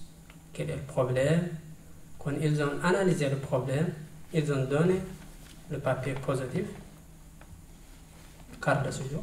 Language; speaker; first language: French; non-native, learner; Tigrinya